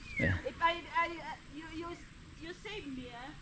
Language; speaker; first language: English; non-native, learner; Filipino